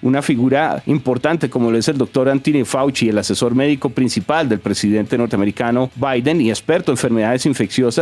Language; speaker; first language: Spanish; native; Spanish